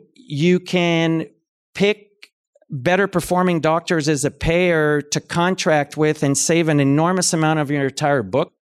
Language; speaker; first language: English; native; English